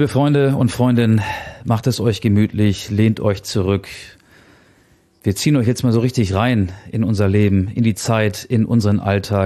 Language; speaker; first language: German; native; German